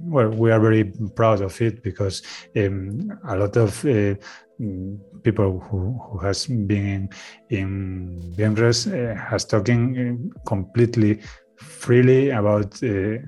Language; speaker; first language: English; non-native, learner; Spanish